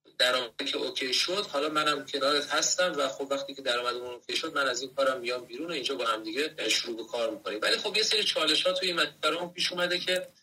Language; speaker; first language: Persian; native; Persian